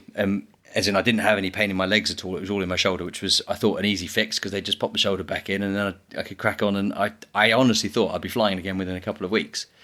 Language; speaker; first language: English; native; English